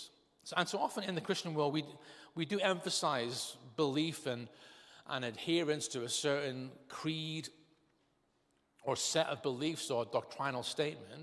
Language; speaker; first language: English; native; English